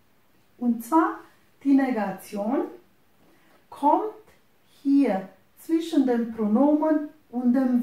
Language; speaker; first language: German; non-native, fluent; Romanian